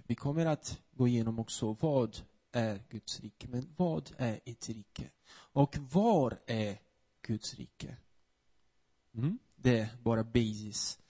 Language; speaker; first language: Swedish; non-native, fluent; Portuguese